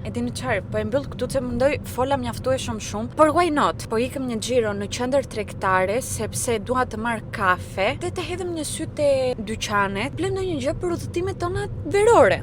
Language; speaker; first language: Albanian; early bilingual, heritage; Albanian